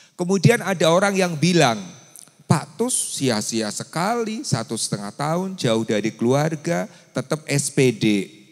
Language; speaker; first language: Indonesian; native; Indonesian